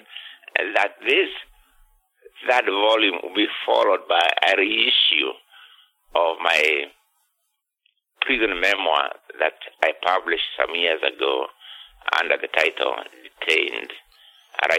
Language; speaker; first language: English; non-native, local second language; Kikuyu